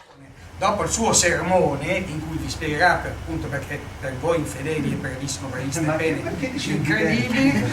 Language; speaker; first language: Italian; native; Italian